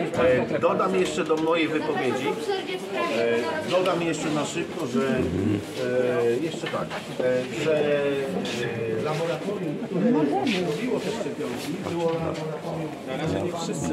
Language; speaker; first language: Polish; native; Polish